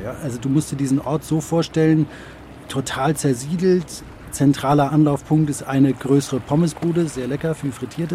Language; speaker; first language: German; native; German